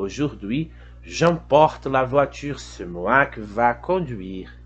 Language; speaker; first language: French; non-native, fluent; Portuguese